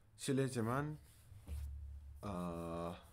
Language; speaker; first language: Korean; non-native, learner; English